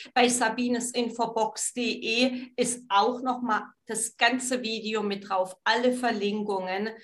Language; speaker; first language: German; native; German